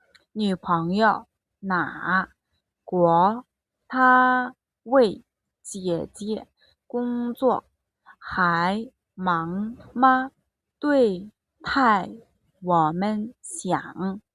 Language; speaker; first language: Chinese; non-native, fluent; Mongolian